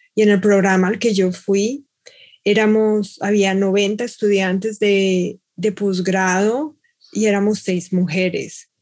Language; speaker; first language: Spanish; native; Spanish